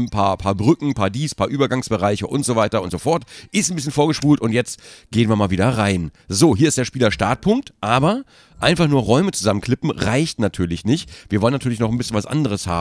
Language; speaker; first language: German; native; German